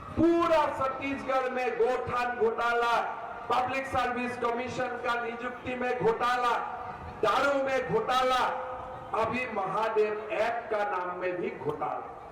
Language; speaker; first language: Hindi; non-native, local second language; Assamese